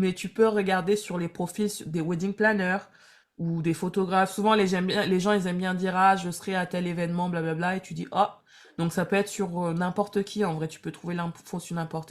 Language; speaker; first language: French; native; French